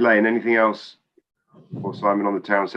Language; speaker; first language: English; native; English